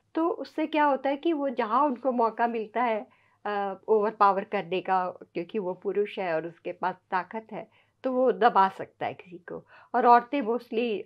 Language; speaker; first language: Hindi; native; Hindi